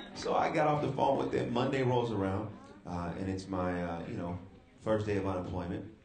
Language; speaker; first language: English; native; English